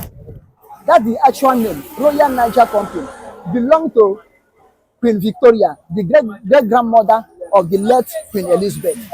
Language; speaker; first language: English; non-native, local second language; Igbo